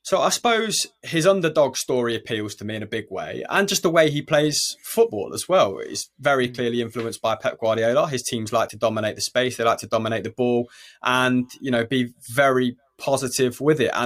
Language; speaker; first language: English; native; English